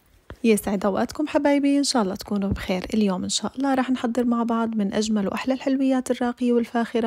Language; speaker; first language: Arabic; native; Arabic